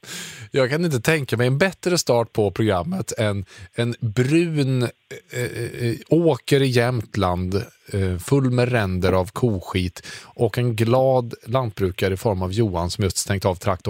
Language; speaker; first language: Swedish; native; Swedish